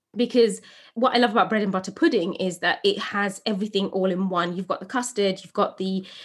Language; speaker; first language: English; native; English